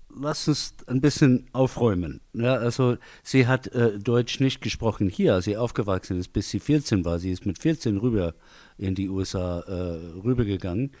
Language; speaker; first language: German; early bilingual, heritage; English